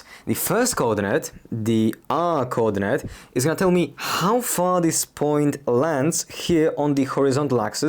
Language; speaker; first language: English; non-native, fluent; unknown